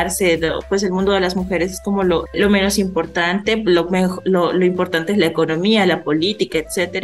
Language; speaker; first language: Spanish; native; Spanish